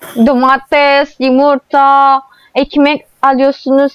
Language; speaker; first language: Turkish; non-native, learner; Indonesian